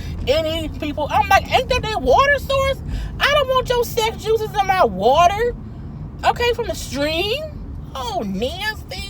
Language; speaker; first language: English; native; English